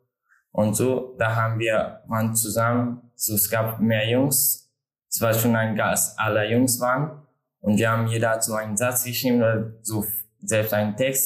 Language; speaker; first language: German; non-native, learner; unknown